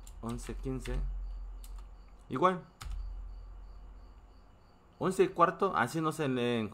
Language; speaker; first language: Spanish; non-native, fluent; Korean